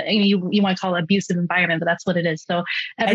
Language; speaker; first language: English; early bilingual, other home language; Chinese